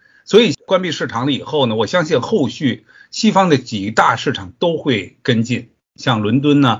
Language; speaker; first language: Chinese; native; Chinese